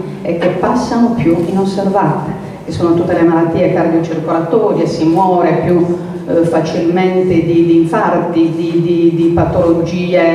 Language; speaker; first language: Italian; native; Italian